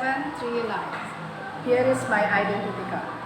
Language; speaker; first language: English; non-native, learner; Indonesian